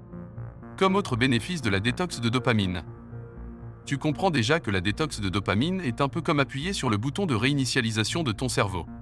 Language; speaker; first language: French; native; French